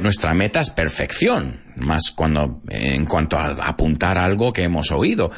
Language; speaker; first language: Spanish; non-native, fluent; English